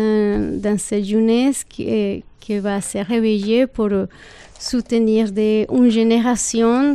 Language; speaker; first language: French; non-native, fluent; Spanish